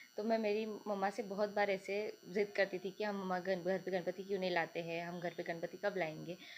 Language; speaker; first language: Hindi; native; Hindi